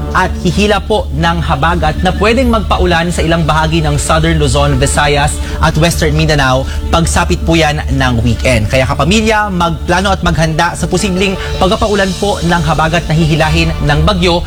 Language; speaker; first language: Filipino; non-native, local second language; Bikol